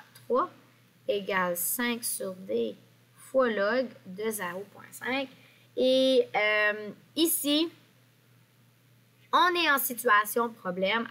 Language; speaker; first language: French; native; French